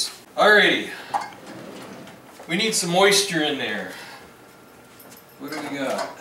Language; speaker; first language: English; native; English